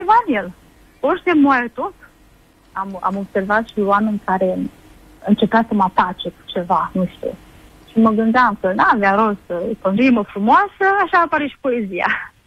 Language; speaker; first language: Romanian; native; Romanian